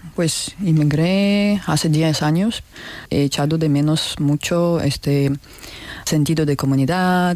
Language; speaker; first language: Spanish; non-native, learner; Russian